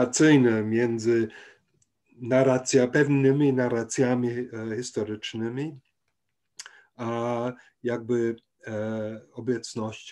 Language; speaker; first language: Polish; non-native, fluent; German